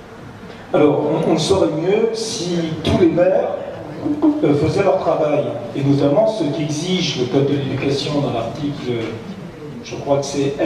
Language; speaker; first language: French; native; French